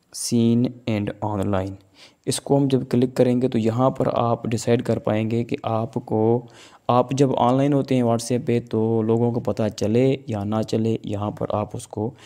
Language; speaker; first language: Urdu; non-native, local second language; Sindhi